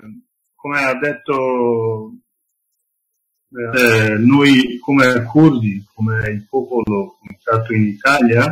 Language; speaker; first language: Italian; non-native, learner; Kurdish